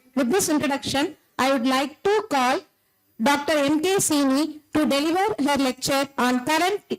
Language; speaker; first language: English; non-native, local second language; Tamil